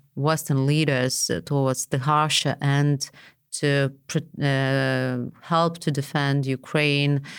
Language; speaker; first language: English; non-native, fluent; Lithuanian